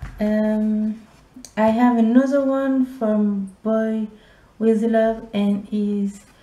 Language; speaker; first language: English; non-native, learner; French